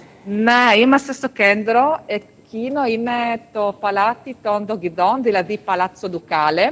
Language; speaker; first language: Greek; non-native, fluent; Italian